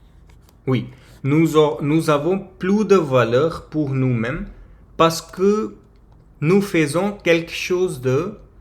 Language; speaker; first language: French; non-native, learner; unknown